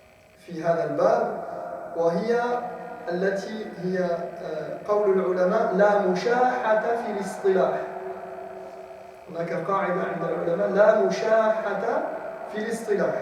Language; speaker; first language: Arabic; non-native, fluent; French